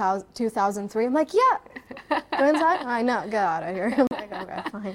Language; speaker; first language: English; non-native, local second language; Haryanvi